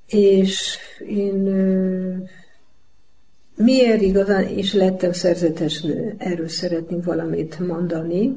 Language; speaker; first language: Hungarian; non-native, learner; Polish